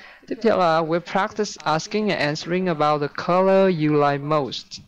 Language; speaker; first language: English; non-native, fluent; Vietnamese